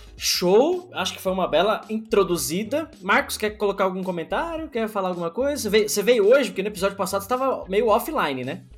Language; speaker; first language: Portuguese; native; Portuguese